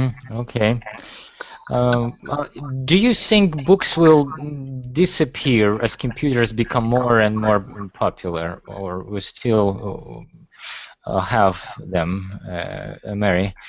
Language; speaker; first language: English; non-native, fluent; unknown